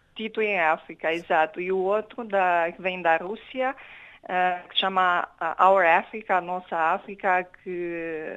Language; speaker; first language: Portuguese; non-native, fluent; Romanian